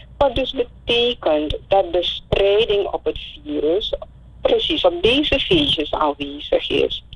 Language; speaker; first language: Dutch; native; Dutch